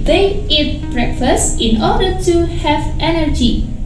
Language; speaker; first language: English; non-native, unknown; Indonesian